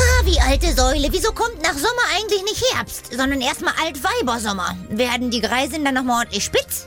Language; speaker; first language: German; native; German